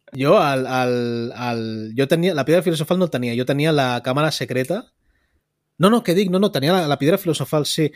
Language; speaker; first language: Catalan; early bilingual, other home language; Spanish